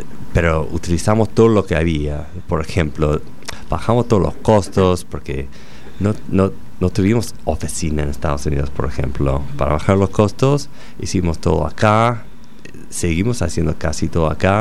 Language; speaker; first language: Spanish; non-native, fluent; English